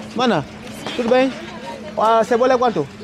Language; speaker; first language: Portuguese; non-native, learner; Vietnamese